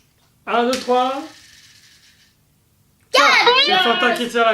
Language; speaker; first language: French; native; French